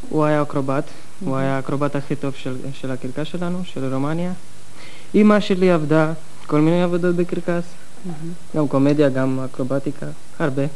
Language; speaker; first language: Hebrew; non-native, fluent; Romanian